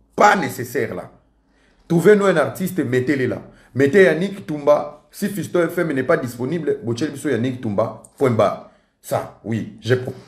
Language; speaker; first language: French; non-native, local second language; Lingala